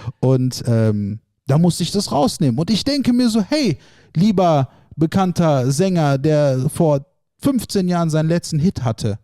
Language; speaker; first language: German; early bilingual, other home language; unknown